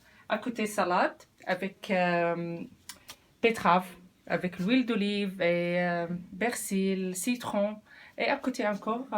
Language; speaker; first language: French; non-native, learner; Arabic